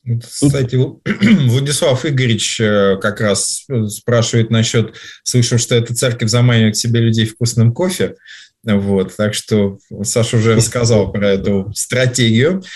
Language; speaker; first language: Russian; native; Russian